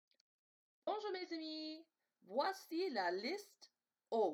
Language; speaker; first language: French; non-native, fluent; English